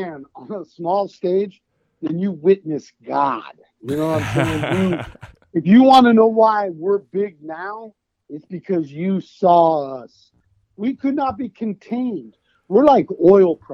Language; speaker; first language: English; native; English